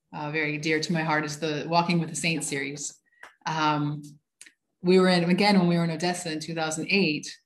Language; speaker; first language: English; native; English